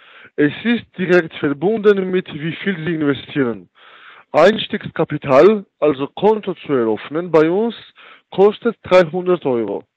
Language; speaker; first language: German; non-native, learner; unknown